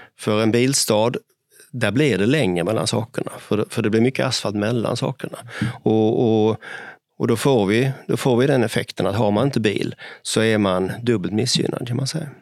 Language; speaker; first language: Swedish; native; Swedish